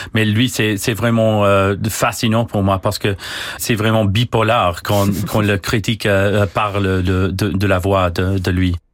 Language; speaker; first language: French; non-native, learner; English